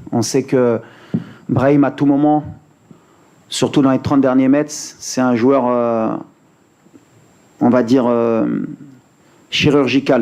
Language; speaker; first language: French; native; French